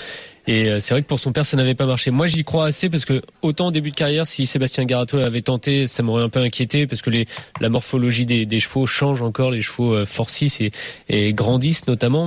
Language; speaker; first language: French; native; French